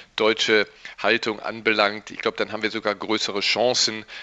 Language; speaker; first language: German; native; German